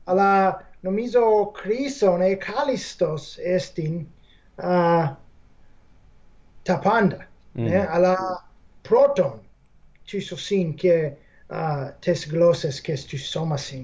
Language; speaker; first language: Greek; non-native, fluent; English